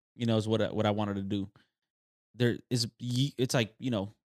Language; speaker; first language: English; native; English